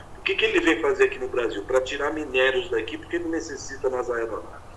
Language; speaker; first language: Portuguese; native; Portuguese